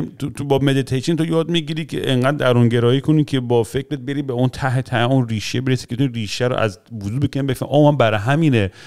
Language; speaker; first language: Persian; early bilingual, heritage; Persian